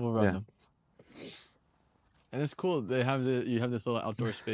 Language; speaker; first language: English; native; English